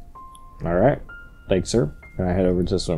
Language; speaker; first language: English; native; English